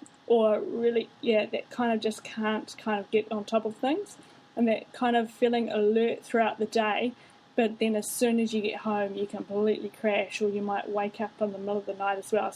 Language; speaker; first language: English; native; English